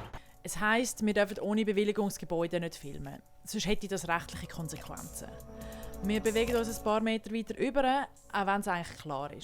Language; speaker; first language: German; native; German